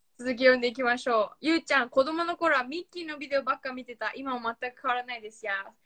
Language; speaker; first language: Japanese; native; Japanese